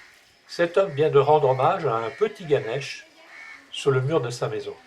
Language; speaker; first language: French; native; French